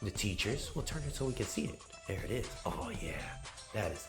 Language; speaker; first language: English; native; English